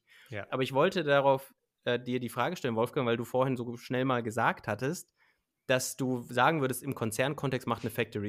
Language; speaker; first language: German; native; German